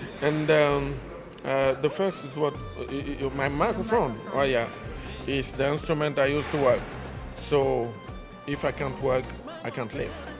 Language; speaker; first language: English; non-native, learner; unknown